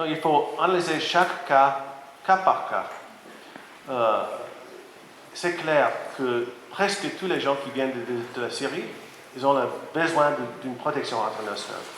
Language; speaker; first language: French; non-native, fluent; Latvian